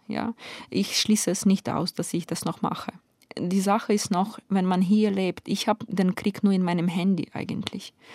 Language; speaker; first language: German; non-native, fluent; Ukrainian